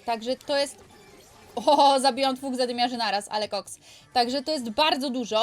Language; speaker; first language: Polish; native; Polish